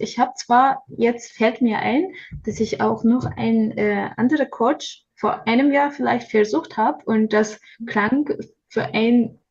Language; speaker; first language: German; non-native, learner; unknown